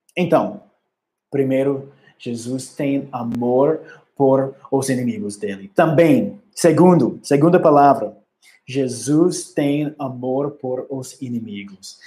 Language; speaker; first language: Portuguese; non-native, learner; English